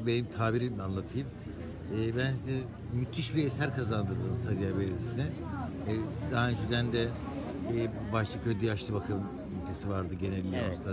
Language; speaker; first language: Turkish; native; Turkish